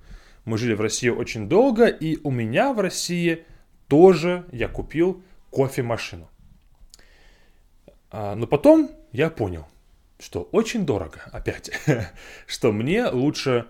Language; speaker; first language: Russian; non-native, fluent; English